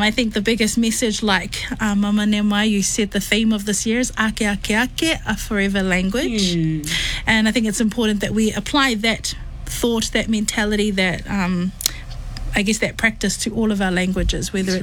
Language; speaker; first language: English; native; English